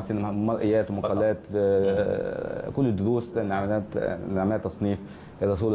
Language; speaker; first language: Arabic; native; Arabic